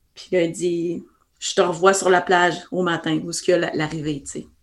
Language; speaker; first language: French; native; French